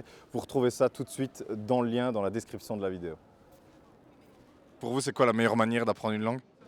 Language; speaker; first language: French; native; French